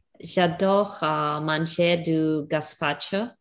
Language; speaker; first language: French; non-native, learner; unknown